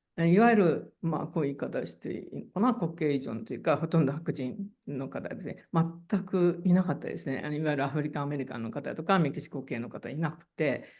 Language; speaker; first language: Japanese; native; Japanese